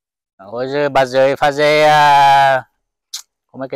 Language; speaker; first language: Portuguese; non-native, learner; Vietnamese